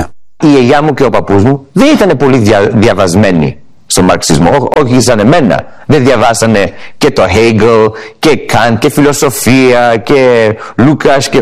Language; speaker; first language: Greek; early bilingual, heritage; Greek